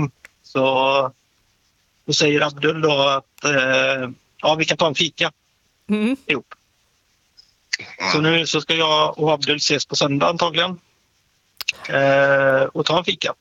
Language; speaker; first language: Swedish; native; Swedish